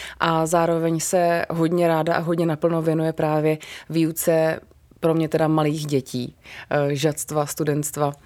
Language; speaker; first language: Czech; native; Czech